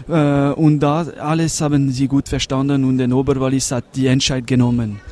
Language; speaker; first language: German; non-native, learner; French